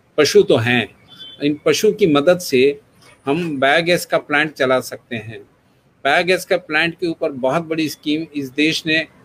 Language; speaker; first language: Hindi; non-native, local second language; Gujarati